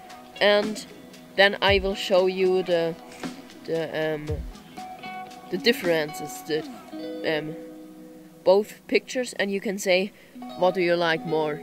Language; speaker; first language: English; non-native, fluent; German